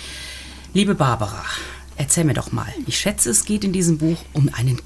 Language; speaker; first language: German; native; German